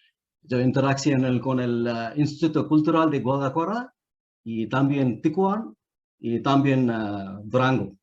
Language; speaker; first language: Spanish; non-native, learner; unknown